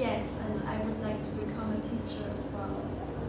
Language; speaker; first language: English; non-native, fluent; German